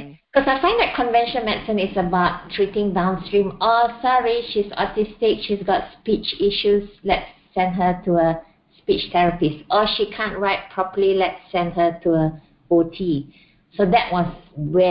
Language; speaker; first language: English; non-native, local second language; Malay